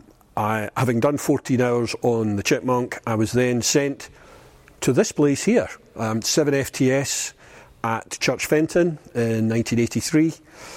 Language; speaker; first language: English; native; English